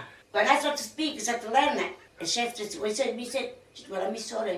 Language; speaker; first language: English; non-native, learner; Italian